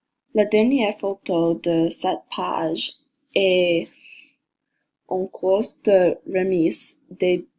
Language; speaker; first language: French; non-native, learner; English